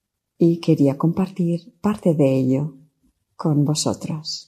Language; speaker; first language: Spanish; non-native, fluent; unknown